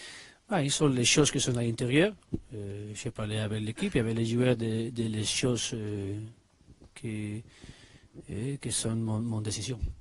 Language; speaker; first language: French; non-native, learner; Spanish